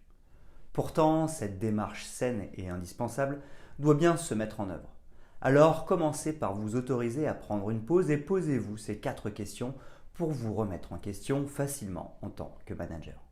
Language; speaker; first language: French; native; French